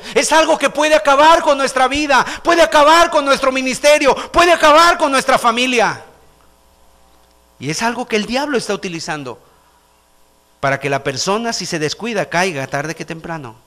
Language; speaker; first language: Spanish; native; Spanish